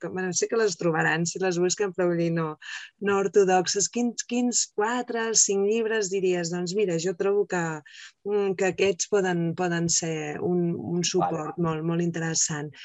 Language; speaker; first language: Catalan; native; Catalan